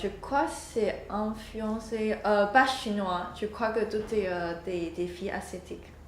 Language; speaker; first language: French; non-native, learner; Chinese